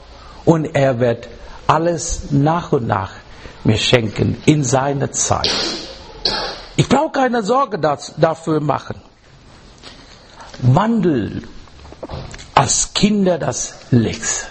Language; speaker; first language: German; non-native, fluent; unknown